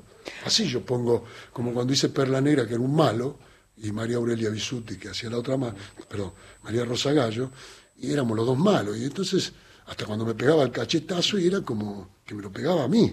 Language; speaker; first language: Spanish; native; Spanish